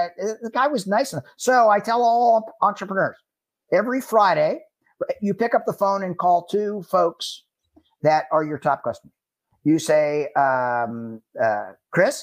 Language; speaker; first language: English; native; English